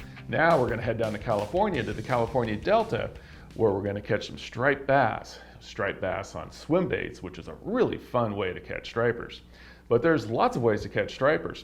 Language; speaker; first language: English; native; English